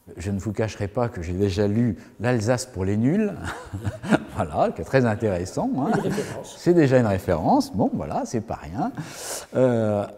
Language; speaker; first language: French; native; French